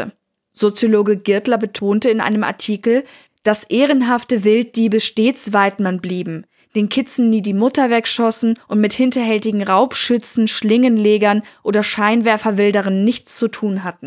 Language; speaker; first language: German; native; German